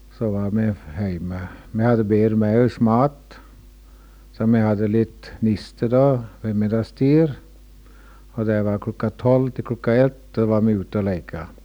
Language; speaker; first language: Norwegian; early bilingual, heritage; Norwegian